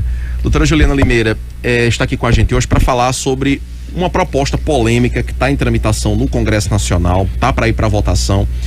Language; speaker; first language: Portuguese; native; Portuguese